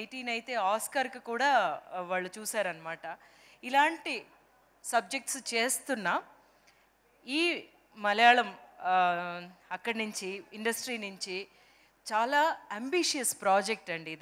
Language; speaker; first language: Telugu; native; Telugu